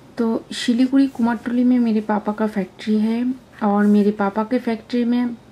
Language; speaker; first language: Hindi; non-native, local second language; Bangla